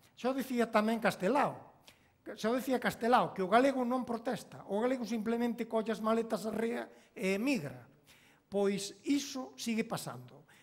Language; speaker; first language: Galician; native; Galician